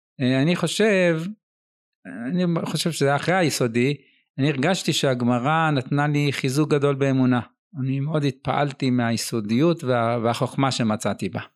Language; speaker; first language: Hebrew; native; Hebrew